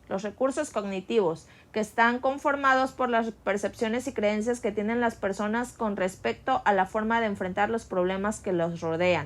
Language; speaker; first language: Spanish; native; Spanish